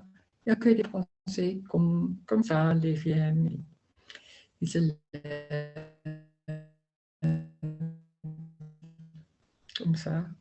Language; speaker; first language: French; non-native, learner; Dutch